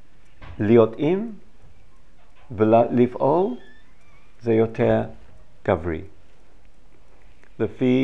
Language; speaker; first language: Hebrew; non-native, fluent; English